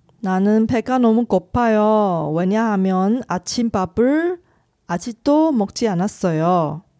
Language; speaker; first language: Korean; non-native, local second language; Chinese